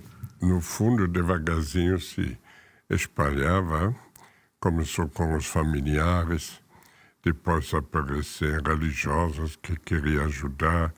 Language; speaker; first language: Portuguese; non-native, fluent; German